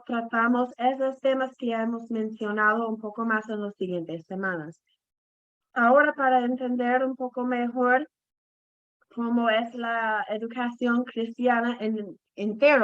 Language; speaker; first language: Spanish; non-native, fluent; English